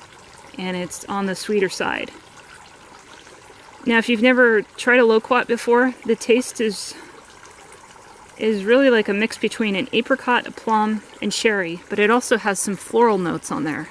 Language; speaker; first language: English; native; English